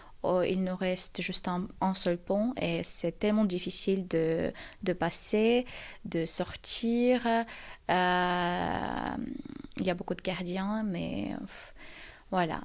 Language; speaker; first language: French; non-native, fluent; Ukrainian